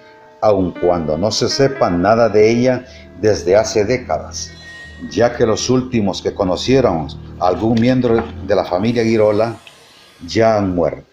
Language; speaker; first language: Spanish; native; Spanish